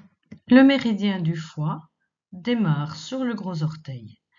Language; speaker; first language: French; native; French